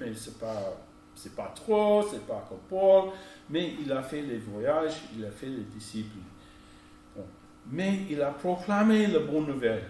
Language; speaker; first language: French; non-native, fluent; English